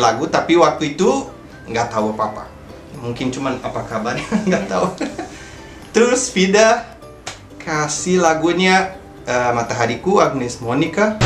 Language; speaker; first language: Indonesian; non-native, fluent; Portuguese